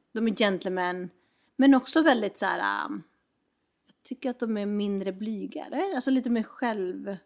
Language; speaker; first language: Swedish; native; Swedish